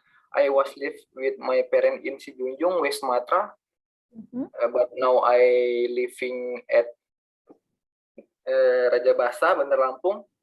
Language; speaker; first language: English; non-native, learner; Indonesian